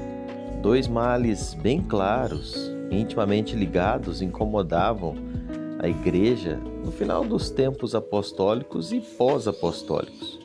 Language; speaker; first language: Portuguese; native; Portuguese